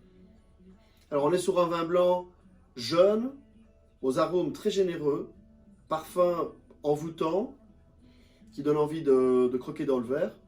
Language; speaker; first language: French; native; French